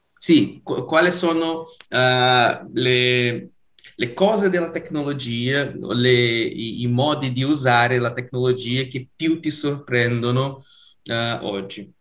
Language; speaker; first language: Italian; non-native, fluent; Portuguese